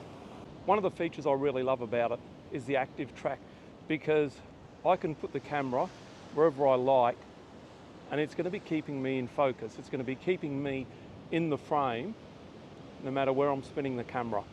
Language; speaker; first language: English; native; English